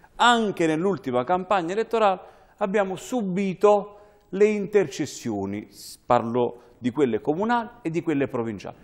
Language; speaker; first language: Italian; native; Italian